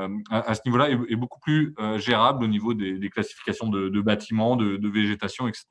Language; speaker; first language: French; native; French